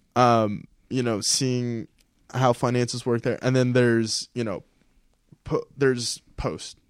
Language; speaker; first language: English; early bilingual, other home language; Filipino